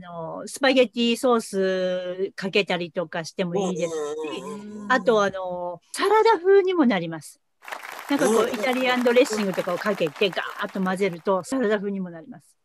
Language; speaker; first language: Japanese; native; Japanese